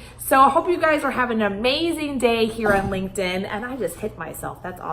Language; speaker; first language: English; native; English